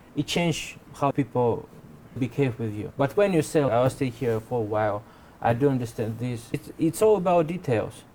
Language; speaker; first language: English; non-native, fluent; Russian